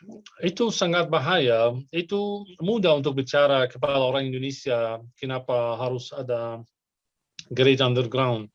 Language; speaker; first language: Indonesian; non-native, fluent; Arabic